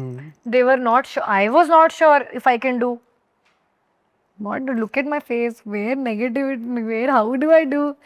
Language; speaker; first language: Telugu; non-native, learner; Hindi